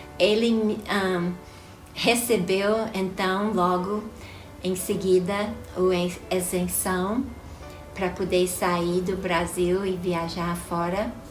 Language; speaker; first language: Portuguese; non-native, fluent; English